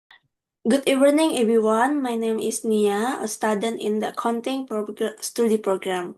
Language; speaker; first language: English; non-native, learner; Indonesian